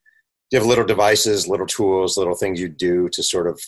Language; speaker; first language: English; native; English